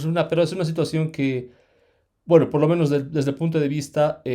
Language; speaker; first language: Spanish; native; Spanish